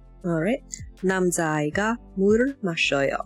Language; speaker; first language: Korean; non-native, learner; English